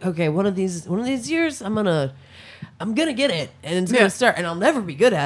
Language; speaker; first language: English; native; English